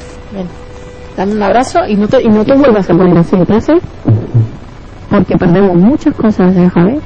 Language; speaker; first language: Spanish; native; Spanish